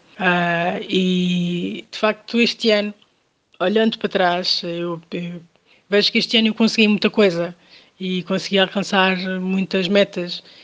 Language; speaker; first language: Portuguese; early bilingual, other home language; Kabuverdianu